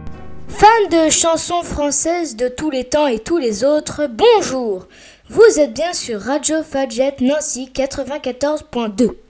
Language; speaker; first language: French; native; French